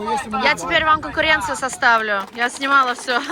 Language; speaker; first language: Russian; native; Russian